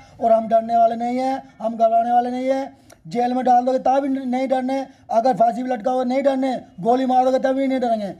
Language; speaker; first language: Hindi; non-native, local second language; Punjabi